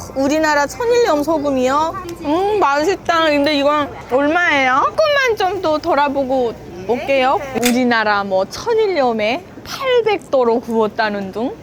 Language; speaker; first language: Korean; native; Korean